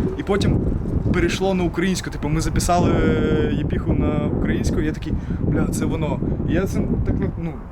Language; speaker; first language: Ukrainian; non-native, local second language; Russian